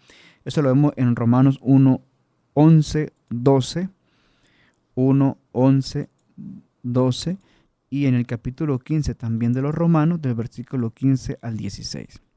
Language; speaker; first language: Spanish; native; Spanish